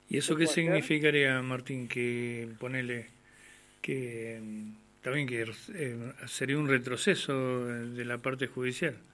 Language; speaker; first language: Spanish; native; Spanish